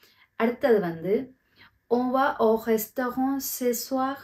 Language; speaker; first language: French; non-native, fluent; Tamil